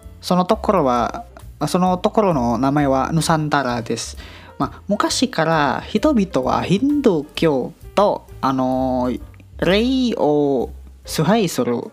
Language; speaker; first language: Japanese; non-native, learner; Indonesian